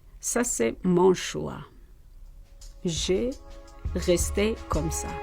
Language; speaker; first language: French; non-native, learner; Persian